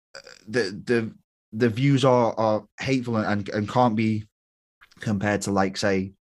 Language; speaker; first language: English; native; English